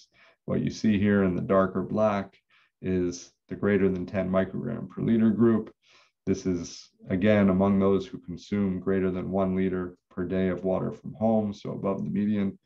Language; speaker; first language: English; native; English